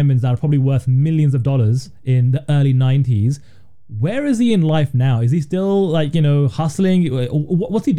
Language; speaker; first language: English; native; English